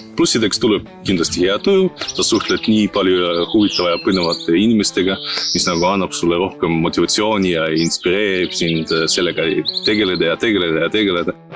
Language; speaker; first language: Estonian; non-native, local second language; Russian